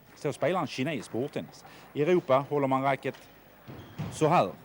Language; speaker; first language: Swedish; native; Swedish